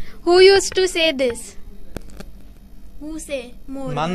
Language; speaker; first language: English; non-native, local second language; Hindi